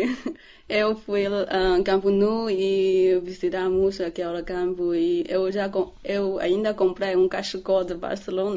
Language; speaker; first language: Portuguese; non-native, learner; Chinese